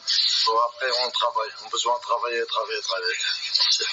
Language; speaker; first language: French; non-native, learner; Arabic